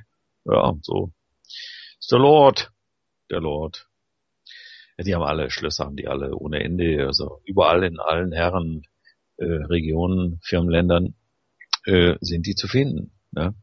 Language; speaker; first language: German; native; German